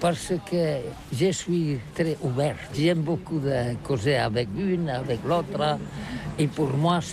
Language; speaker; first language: French; non-native, learner; Catalan